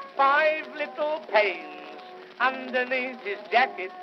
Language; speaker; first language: English; native; English